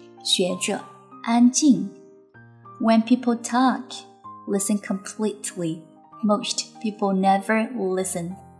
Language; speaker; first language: English; non-native, fluent; Chinese